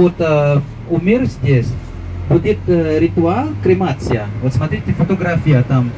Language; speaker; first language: Russian; non-native, learner; Balinese